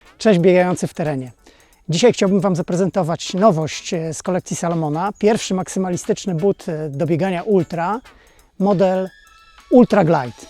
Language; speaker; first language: Polish; native; Polish